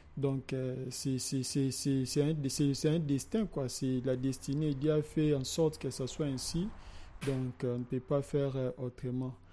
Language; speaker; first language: French; non-native, local second language; Lingala